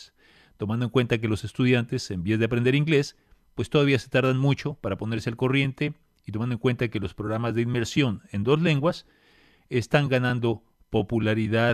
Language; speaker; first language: Spanish; native; Spanish